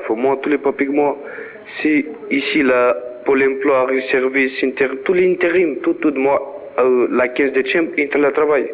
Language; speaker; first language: French; non-native, learner; Romanian